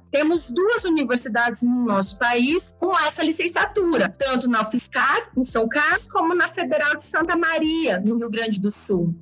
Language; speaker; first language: Portuguese; native; Portuguese